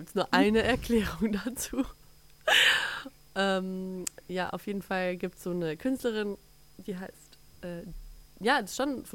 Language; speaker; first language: German; native; German